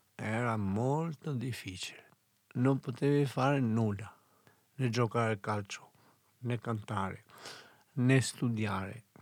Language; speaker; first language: Italian; non-native, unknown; Albanian